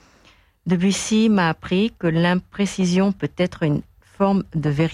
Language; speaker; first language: French; non-native, fluent; Korean